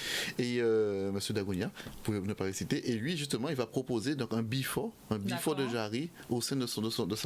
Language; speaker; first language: French; native; French